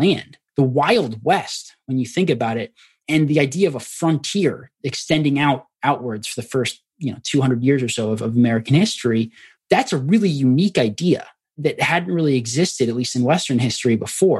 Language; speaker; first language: English; native; English